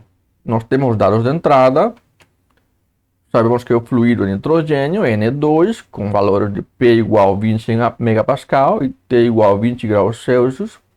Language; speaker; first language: Portuguese; native; Portuguese